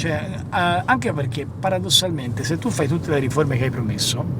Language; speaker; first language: Italian; native; Italian